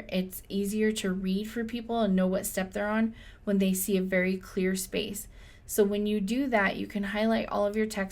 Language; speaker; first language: English; native; English